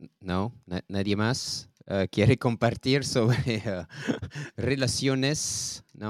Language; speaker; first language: Spanish; non-native, learner; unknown